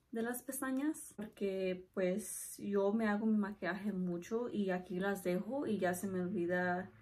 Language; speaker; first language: Spanish; early bilingual, heritage; Spanish